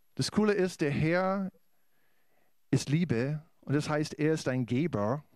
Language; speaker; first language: German; non-native, fluent; English